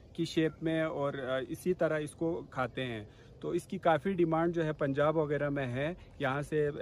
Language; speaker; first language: Urdu; non-native, local second language; Balti